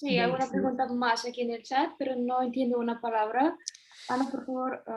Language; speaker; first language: Spanish; non-native, fluent; Russian